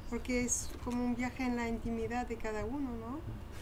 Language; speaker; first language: Spanish; non-native, learner; French